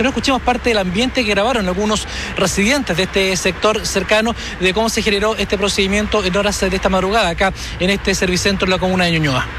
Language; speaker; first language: Spanish; native; Spanish